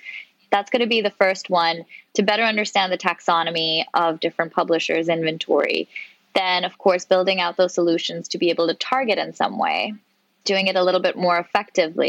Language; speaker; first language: English; non-native, local second language; Urdu